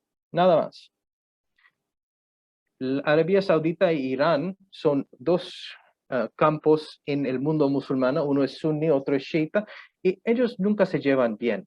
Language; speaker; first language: Spanish; non-native, fluent; Punjabi